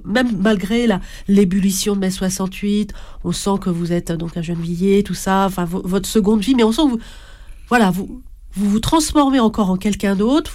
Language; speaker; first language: French; native; French